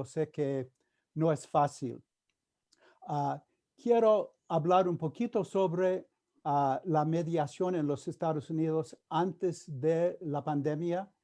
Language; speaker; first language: Spanish; non-native, fluent; English